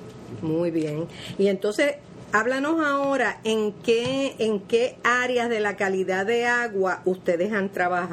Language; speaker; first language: Spanish; native; Spanish